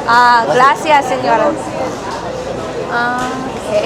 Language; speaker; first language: Spanish; non-native, learner; English